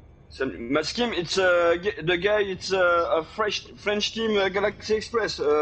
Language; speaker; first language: English; non-native, learner; French